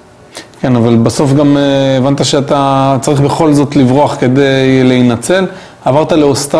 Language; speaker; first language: Hebrew; native; Hebrew